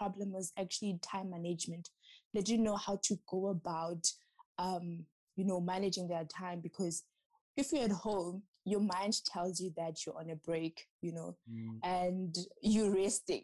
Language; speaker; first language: English; non-native, local second language; Southern Sotho